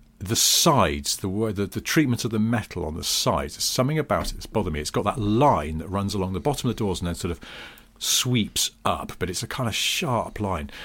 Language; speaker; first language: English; native; English